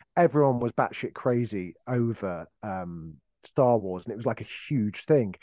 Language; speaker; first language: English; native; English